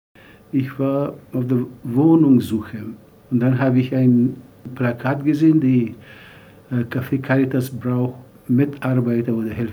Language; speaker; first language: German; non-native, learner; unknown